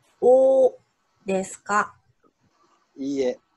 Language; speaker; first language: Japanese; native; Japanese